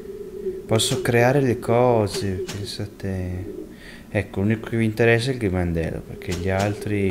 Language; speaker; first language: Italian; native; Italian